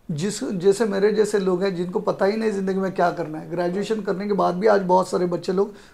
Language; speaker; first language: Hindi; non-native, local second language; Marathi